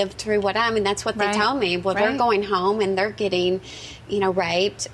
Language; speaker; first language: English; native; English